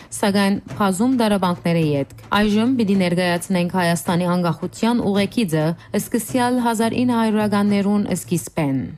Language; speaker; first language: Armenian; native; Armenian